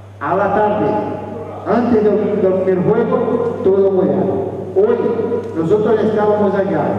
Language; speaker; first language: Spanish; non-native, fluent; Portuguese